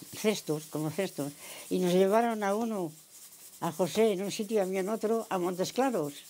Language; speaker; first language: Spanish; native; Spanish